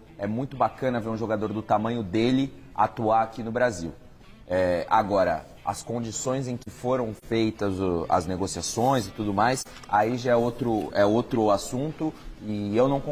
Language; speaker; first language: Portuguese; native; Portuguese